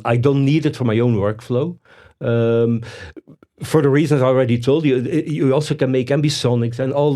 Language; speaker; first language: English; non-native, fluent; Dutch